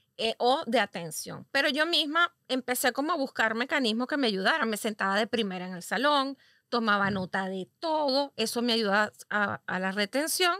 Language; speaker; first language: Spanish; native; Spanish